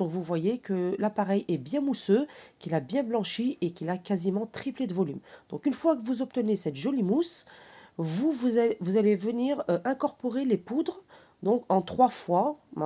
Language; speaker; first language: French; native; French